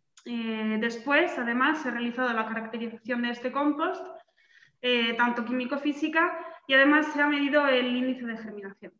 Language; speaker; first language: Spanish; native; Spanish